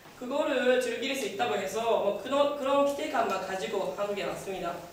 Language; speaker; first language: Korean; non-native, learner; Japanese